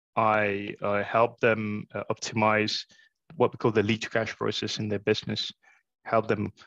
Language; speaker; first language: English; non-native, fluent; Morisyen